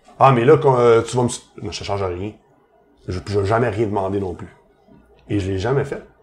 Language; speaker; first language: French; native; French